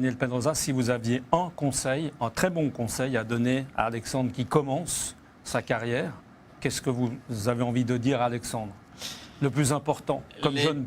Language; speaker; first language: French; native; French